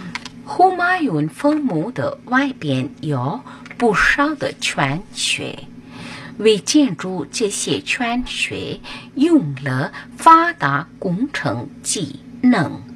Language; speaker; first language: Chinese; non-native, learner; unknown